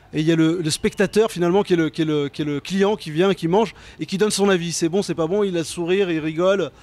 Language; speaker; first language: French; native; French